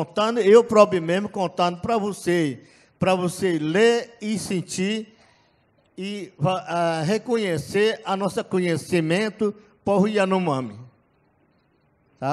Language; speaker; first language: Portuguese; non-native, local second language; Yanomámi